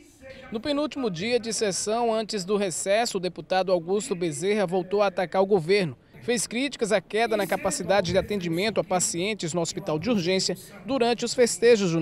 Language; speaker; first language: Portuguese; native; Portuguese